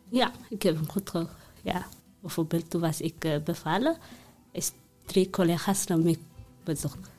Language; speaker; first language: Dutch; non-native, learner; Tigrinya